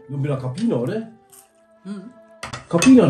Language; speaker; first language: German; native; German